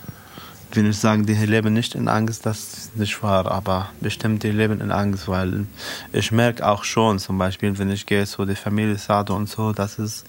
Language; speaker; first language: German; non-native, learner; Arabic